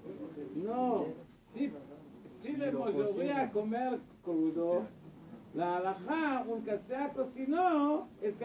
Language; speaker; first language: Spanish; non-native, learner; Hebrew